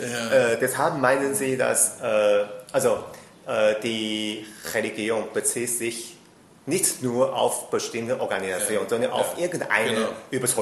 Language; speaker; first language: German; non-native, fluent; Chinese